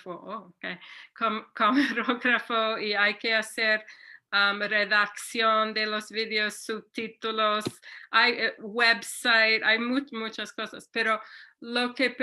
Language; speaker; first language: Spanish; non-native, fluent; English